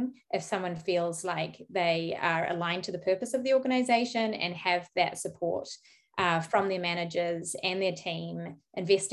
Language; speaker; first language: English; native; English